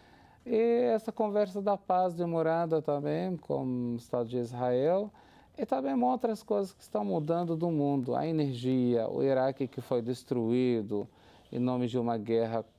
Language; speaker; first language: Portuguese; non-native, fluent; Arabic